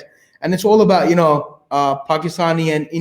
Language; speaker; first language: English; early bilingual, other home language; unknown